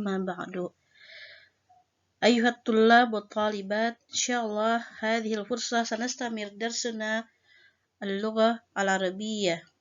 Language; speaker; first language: Arabic; non-native, fluent; Indonesian